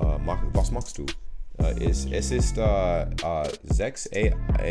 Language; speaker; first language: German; non-native, learner; English